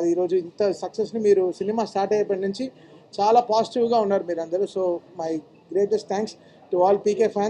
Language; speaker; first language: Telugu; native; Telugu